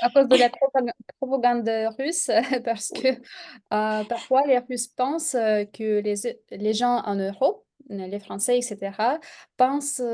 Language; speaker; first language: French; non-native, fluent; Russian